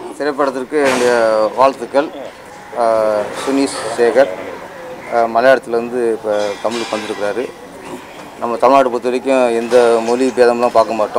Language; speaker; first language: Tamil; native; Tamil